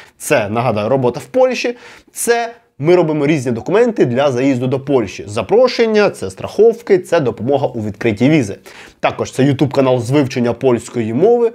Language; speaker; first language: Ukrainian; non-native, local second language; Russian